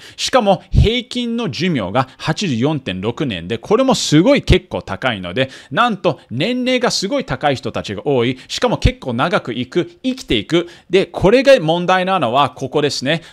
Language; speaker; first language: Japanese; early bilingual, heritage; Japanese